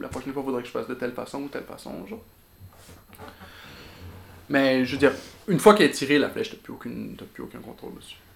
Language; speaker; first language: French; native; French